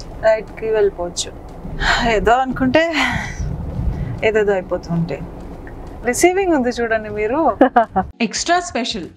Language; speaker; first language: Telugu; native; Telugu